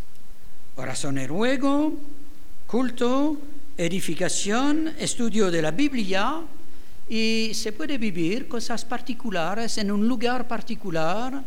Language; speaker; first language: Spanish; non-native, fluent; French